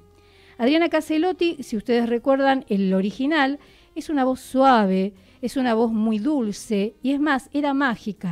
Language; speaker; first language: Spanish; native; Spanish